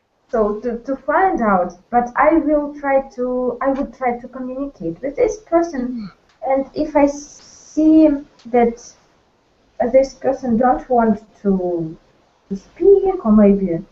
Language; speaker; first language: English; non-native, learner; Russian